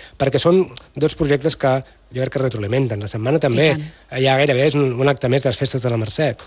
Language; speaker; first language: Catalan; native; Catalan